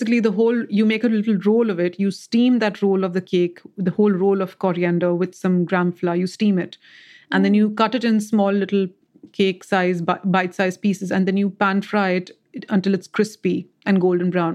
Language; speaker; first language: English; non-native, local second language; Marathi